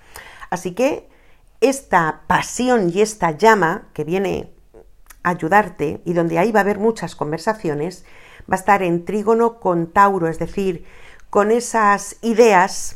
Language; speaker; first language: Spanish; native; Spanish